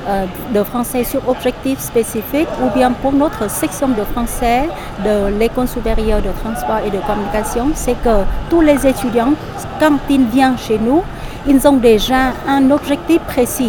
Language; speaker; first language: French; non-native, fluent; Vietnamese